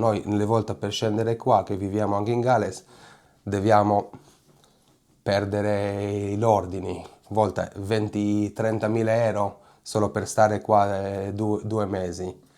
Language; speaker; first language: Italian; non-native, fluent; Hebrew